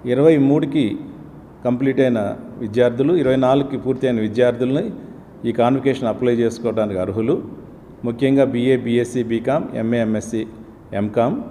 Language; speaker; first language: Telugu; native; Telugu